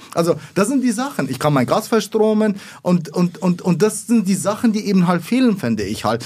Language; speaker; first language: German; early bilingual, other home language; Arabic